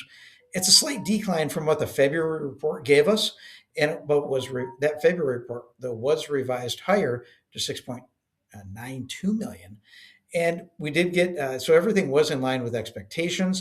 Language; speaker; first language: English; native; English